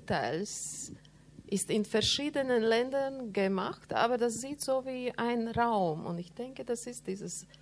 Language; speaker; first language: German; non-native, learner; Latvian